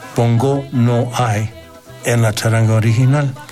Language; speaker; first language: Spanish; non-native, fluent; English